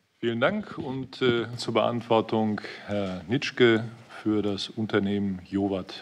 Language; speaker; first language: German; native; German